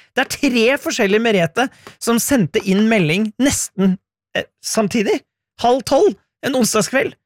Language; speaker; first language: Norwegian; native; Norwegian